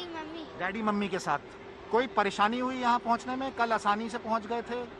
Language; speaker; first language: Hindi; native; Hindi